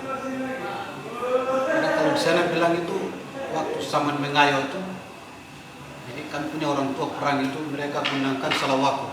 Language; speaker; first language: Indonesian; native; Indonesian